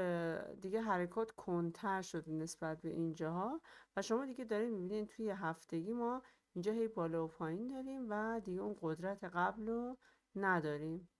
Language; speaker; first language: Persian; native; Persian